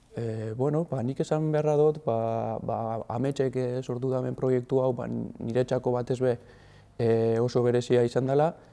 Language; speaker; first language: Basque; native; Basque